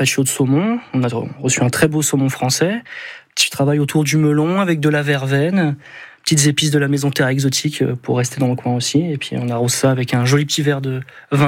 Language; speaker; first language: French; native; French